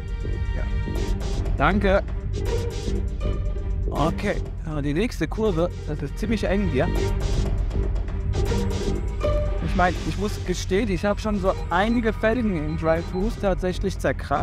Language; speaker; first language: German; native; German